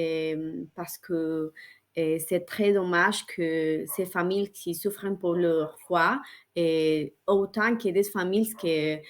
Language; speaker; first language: French; non-native, learner; Spanish